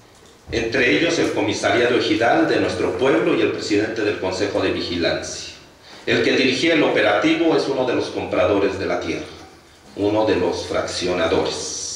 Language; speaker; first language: Spanish; native; Spanish